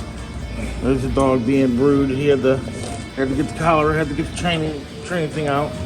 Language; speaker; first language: English; native; English